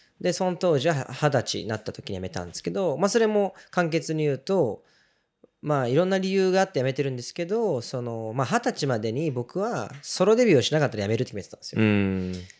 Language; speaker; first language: Japanese; early bilingual, other home language; Portuguese